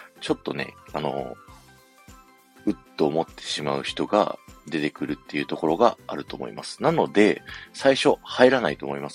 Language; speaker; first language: Japanese; native; Japanese